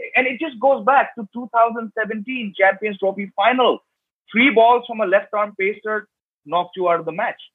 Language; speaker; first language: English; native; English